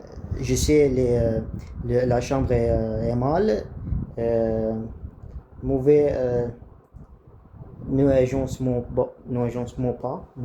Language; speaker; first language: French; non-native, learner; Arabic